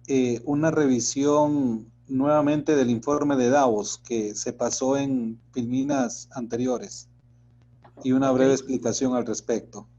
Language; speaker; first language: Spanish; native; Spanish